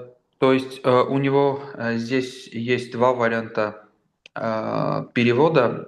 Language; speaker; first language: Russian; non-native, local second language; Armenian